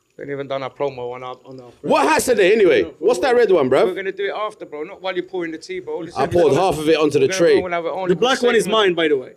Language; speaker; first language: English; native; English